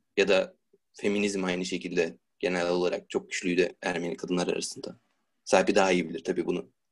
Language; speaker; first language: Turkish; native; Turkish